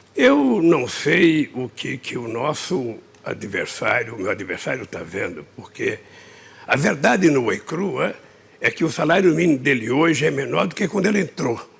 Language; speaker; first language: Portuguese; native; Portuguese